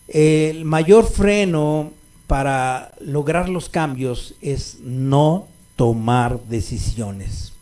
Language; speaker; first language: Spanish; native; Spanish